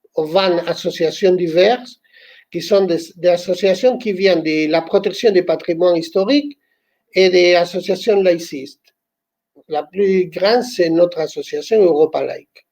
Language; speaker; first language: French; non-native, fluent; Spanish